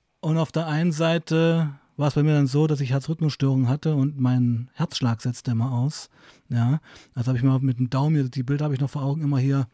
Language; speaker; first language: German; native; German